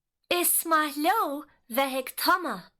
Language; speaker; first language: Irish; non-native, local second language; English